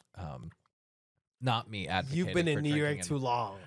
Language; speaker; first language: English; native; English